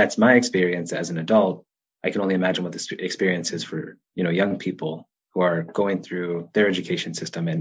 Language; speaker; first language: English; native; English